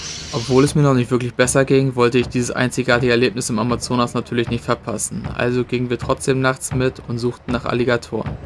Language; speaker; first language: German; native; German